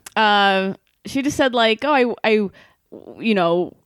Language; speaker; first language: English; non-native, fluent; Swedish